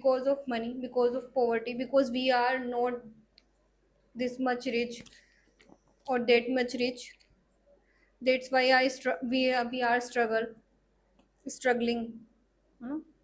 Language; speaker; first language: English; non-native, learner; Hindi